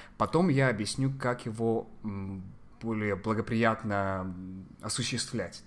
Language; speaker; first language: Russian; non-native, fluent; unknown